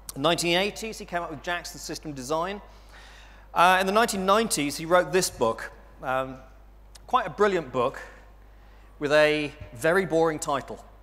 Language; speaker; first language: English; early bilingual, other home language; Portuguese